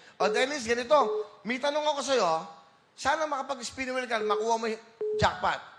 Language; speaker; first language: Filipino; native; Filipino